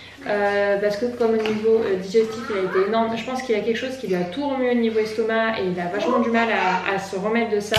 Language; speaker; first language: French; native; French